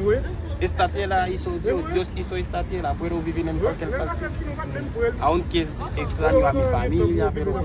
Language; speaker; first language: Spanish; non-native, learner; Haitian Creole